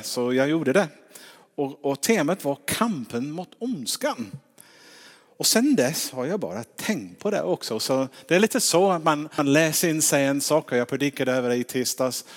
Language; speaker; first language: Swedish; non-native, fluent; English